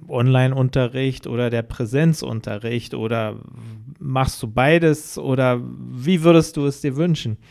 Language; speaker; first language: German; native; German